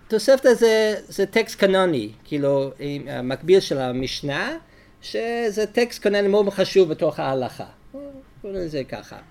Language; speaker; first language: Hebrew; non-native, fluent; English